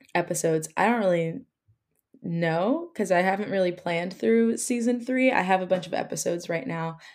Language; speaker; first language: English; native; English